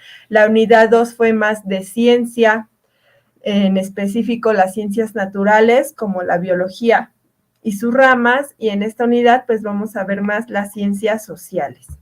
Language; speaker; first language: Spanish; native; Spanish